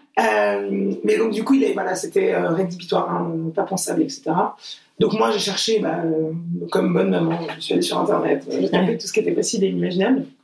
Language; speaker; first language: French; early bilingual, other home language; Portuguese